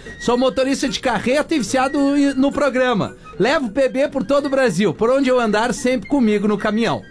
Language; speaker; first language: Portuguese; native; Portuguese